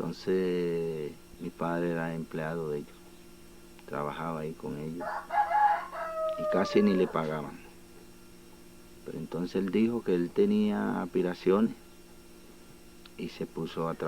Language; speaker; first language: Spanish; non-native, local second language; Haitian Creole